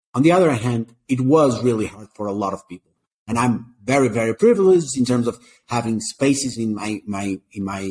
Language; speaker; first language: English; non-native, fluent; Portuguese